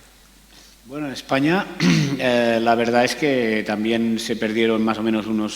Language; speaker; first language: Spanish; native; Spanish